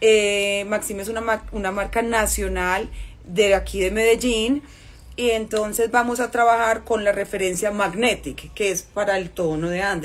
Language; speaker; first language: Spanish; native; Spanish